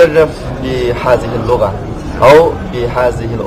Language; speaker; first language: Arabic; non-native, learner; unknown